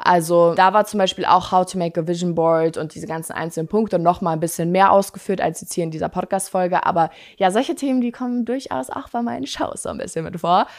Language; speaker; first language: German; native; German